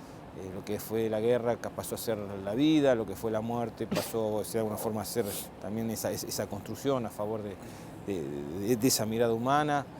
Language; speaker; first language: Spanish; native; Spanish